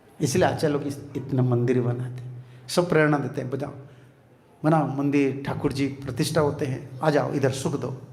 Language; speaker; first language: Hindi; non-native, local second language; Bangla